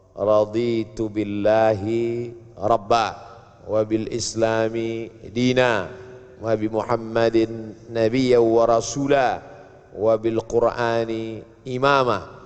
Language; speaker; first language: Malay; native; Malay